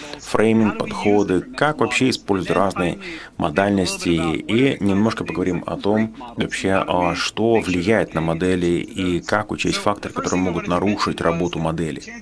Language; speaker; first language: Russian; non-native, fluent; English